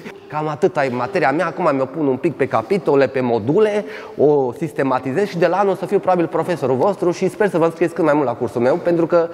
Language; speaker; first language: Romanian; native; Romanian